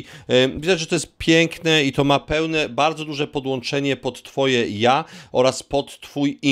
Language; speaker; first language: Polish; native; Polish